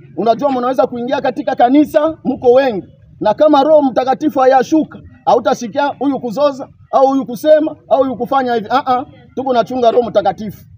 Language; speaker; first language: Swahili; native; Swahili